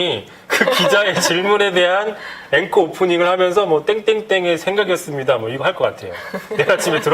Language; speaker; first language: Korean; native; Korean